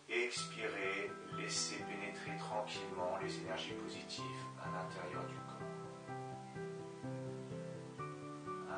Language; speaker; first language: French; native; French